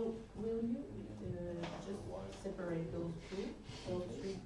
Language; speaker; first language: English; non-native, learner; French